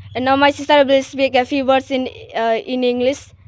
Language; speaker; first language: English; non-native, local second language; Assamese